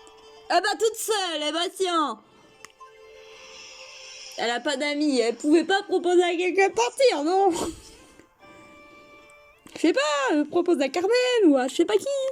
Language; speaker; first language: French; native; French